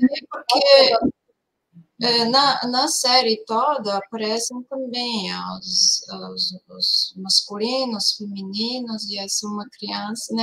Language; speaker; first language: Portuguese; non-native, fluent; Serbian